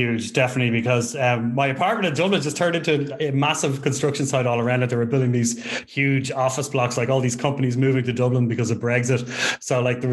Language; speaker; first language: English; native; English